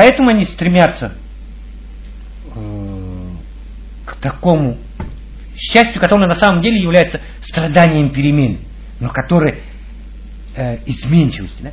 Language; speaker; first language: Russian; native; Russian